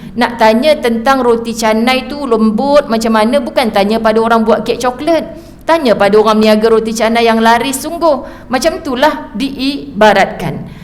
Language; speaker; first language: Malay; native; Malay